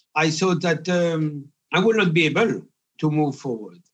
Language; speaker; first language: English; non-native, fluent; French